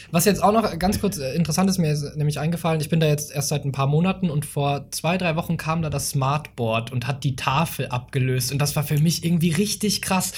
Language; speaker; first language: German; native; German